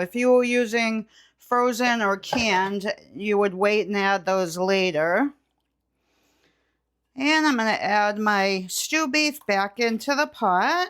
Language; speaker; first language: English; native; English